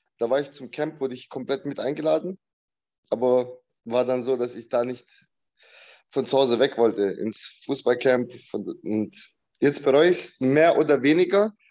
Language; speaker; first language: German; early bilingual, other home language; Bosnian